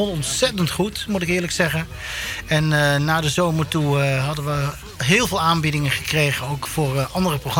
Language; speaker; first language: Dutch; native; Dutch